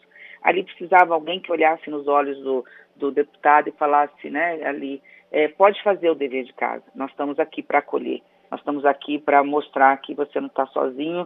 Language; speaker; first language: Portuguese; native; Portuguese